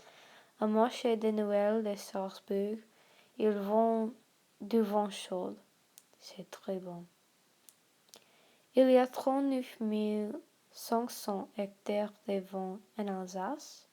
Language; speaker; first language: French; non-native, learner; English